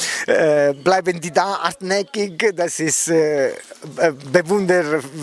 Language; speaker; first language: German; non-native, fluent; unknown